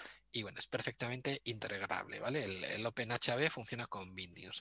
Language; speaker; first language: Spanish; native; Spanish